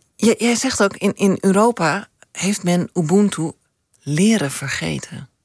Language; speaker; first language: Dutch; native; Dutch